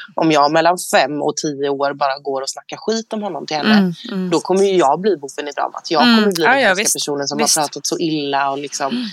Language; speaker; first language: Swedish; native; Swedish